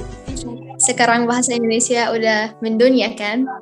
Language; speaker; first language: Indonesian; non-native, fluent; Arabic